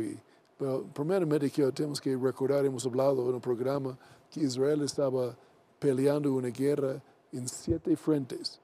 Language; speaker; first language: Spanish; non-native, learner; English